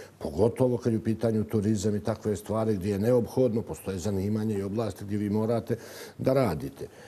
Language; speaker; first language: Serbian; native; Serbian